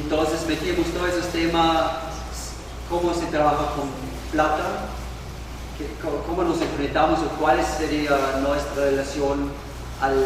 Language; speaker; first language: Spanish; non-native, learner; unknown